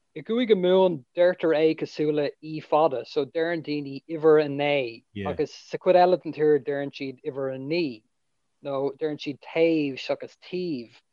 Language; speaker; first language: Irish; non-native, local second language; English